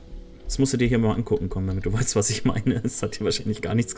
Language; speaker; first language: German; native; German